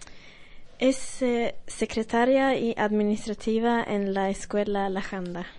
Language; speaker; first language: Spanish; non-native, fluent; Swedish